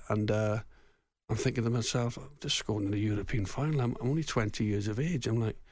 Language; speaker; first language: English; native; English